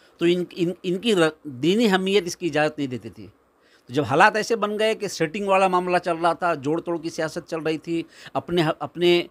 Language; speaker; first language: Hindi; native; Hindi